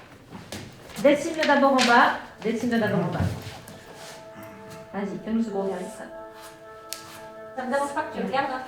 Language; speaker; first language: French; native; French